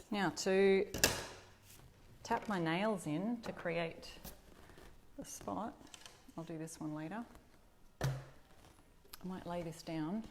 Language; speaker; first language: English; native; English